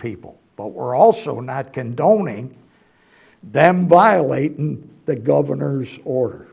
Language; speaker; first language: English; native; English